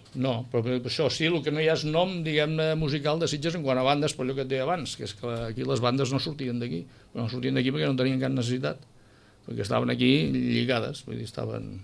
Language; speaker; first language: Catalan; native; Catalan